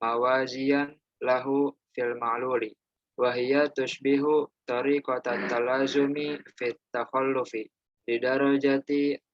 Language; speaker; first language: Arabic; non-native, learner; Indonesian